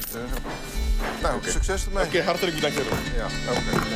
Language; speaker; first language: Dutch; non-native, fluent; Arabic